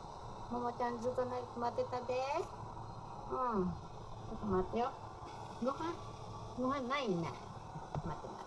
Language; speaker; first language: Japanese; non-native, fluent; Filipino